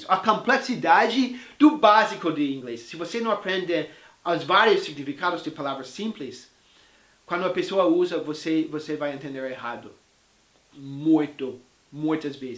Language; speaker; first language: Portuguese; non-native, fluent; English